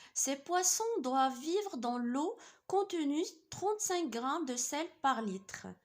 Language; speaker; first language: French; non-native, local second language; Arabic